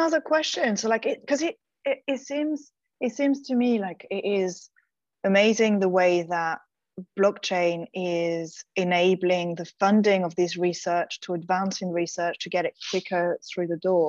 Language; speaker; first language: English; non-native, fluent; French